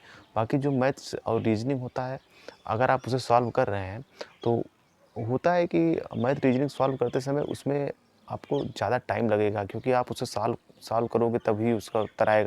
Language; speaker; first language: Hindi; native; Hindi